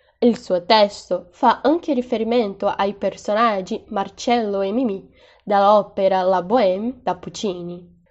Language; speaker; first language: Italian; non-native, learner; Portuguese